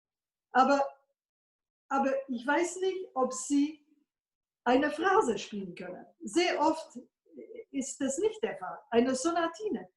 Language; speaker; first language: German; non-native, fluent; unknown